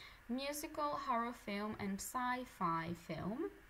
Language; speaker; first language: English; non-native, fluent; Italian